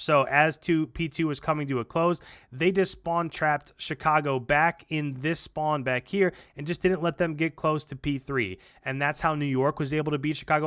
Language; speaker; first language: English; native; English